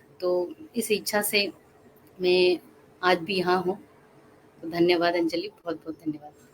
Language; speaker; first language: Hindi; non-native, local second language; Assamese